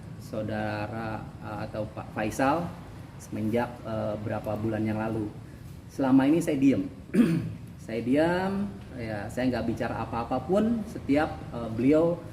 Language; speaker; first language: Indonesian; native; Indonesian